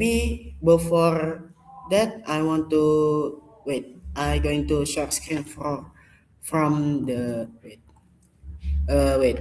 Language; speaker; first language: English; non-native, learner; Indonesian